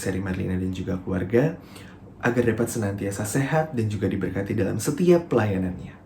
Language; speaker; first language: Indonesian; native; Indonesian